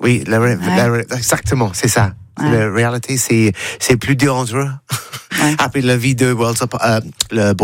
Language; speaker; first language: French; non-native, learner; English